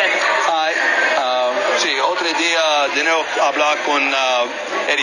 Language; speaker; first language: Spanish; non-native, learner; English